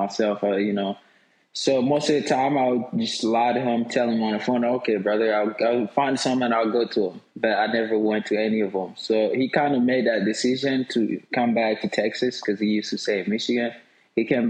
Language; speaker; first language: English; non-native, local second language; Swahili